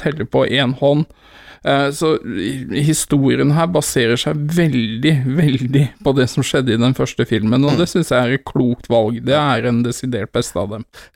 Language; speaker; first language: Norwegian; native; Norwegian